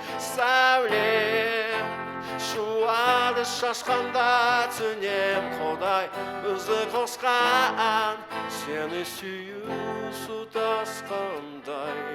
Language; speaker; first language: Kazakh; non-native, local second language; Russian